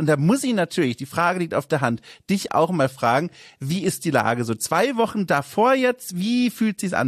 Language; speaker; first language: German; native; German